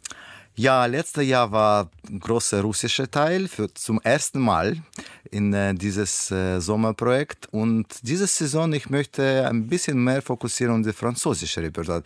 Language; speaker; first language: German; non-native, learner; Russian